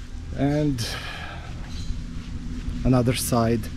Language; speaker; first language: English; non-native, learner; Serbian